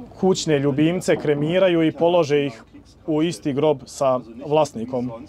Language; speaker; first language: Croatian; early bilingual, heritage; Serbian